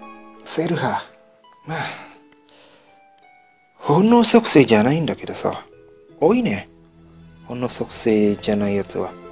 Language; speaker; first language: Japanese; non-native, learner; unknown